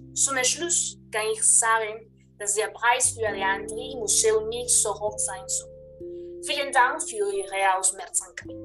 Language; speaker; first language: German; non-native, learner; Spanish